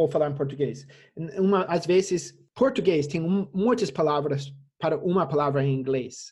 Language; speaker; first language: Portuguese; non-native, fluent; English